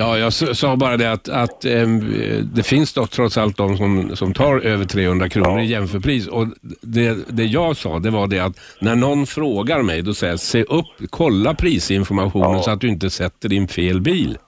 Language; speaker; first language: Swedish; native; Swedish